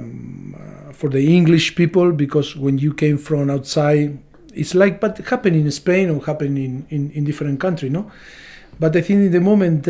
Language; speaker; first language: English; non-native, learner; Spanish